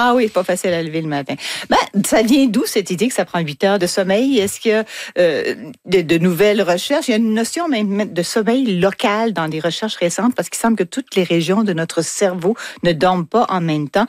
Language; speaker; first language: French; native; French